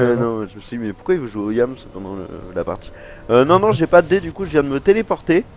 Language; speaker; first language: French; native; French